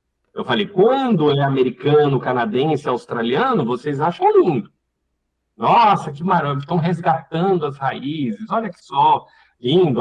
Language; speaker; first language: Portuguese; native; Portuguese